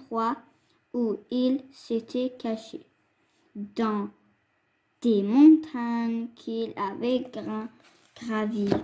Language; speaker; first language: French; non-native, fluent; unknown